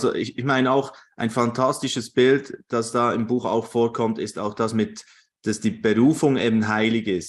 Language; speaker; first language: German; native; German